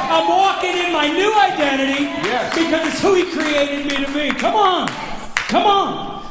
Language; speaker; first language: English; native; English